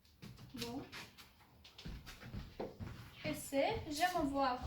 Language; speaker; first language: French; non-native, fluent; Ukrainian